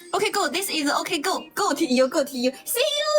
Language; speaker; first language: English; non-native, learner; Thai